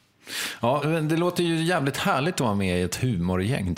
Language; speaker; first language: Swedish; native; Swedish